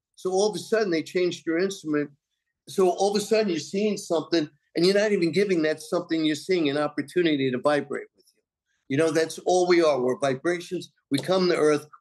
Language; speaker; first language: English; native; English